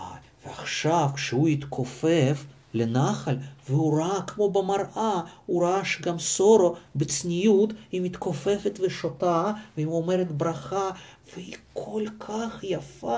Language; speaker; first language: Hebrew; non-native, fluent; Russian